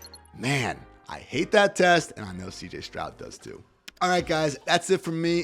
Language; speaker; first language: English; native; English